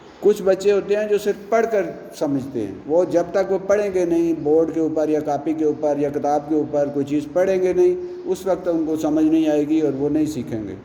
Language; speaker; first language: Urdu; native; Urdu